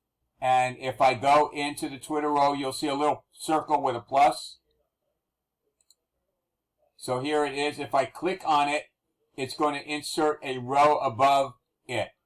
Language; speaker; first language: English; native; English